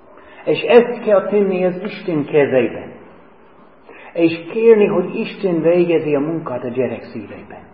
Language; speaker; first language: Hungarian; non-native, fluent; English